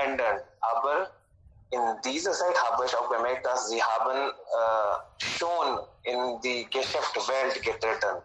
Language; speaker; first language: German; non-native, learner; Hindi